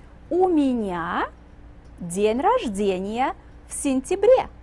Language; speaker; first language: Russian; non-native, fluent; English